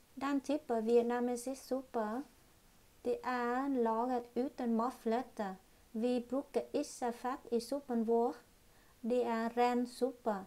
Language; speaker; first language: Norwegian; non-native, learner; Vietnamese